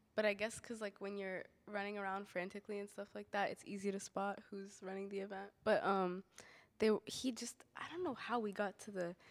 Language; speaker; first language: English; native; English